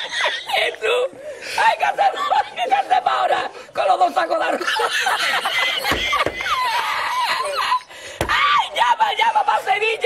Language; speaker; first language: Spanish; native; Spanish